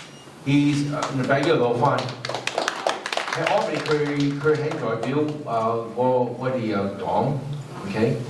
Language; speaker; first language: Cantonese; early bilingual, heritage; English